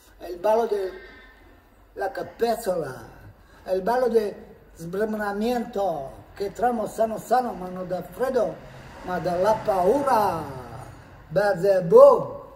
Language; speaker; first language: Italian; native; Italian